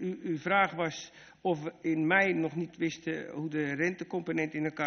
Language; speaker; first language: Dutch; native; Dutch